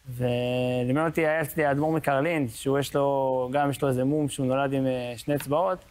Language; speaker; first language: Hebrew; native; Hebrew